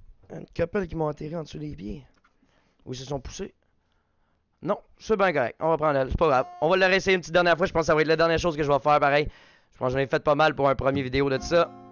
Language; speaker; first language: French; native; French